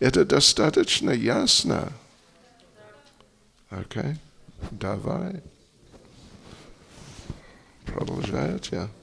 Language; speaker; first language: Russian; non-native, fluent; English